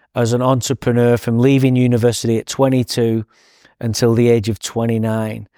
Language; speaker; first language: English; native; English